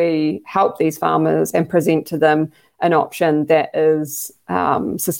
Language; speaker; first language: English; native; English